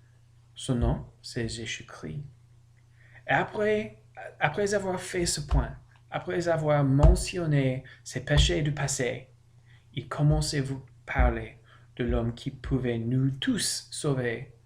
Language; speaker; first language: French; non-native, learner; English